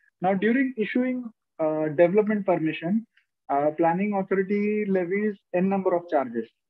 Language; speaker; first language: English; non-native, local second language; Marathi